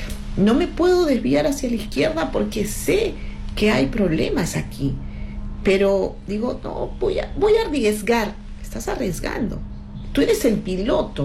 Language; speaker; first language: Spanish; native; Spanish